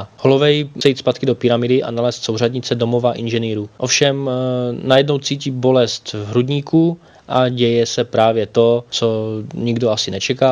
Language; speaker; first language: Czech; native; Czech